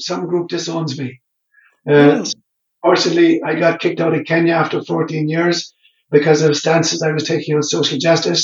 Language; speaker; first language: English; non-native, local second language; Irish